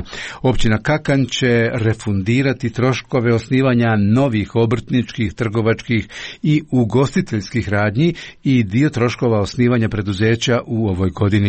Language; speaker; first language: Croatian; native; Croatian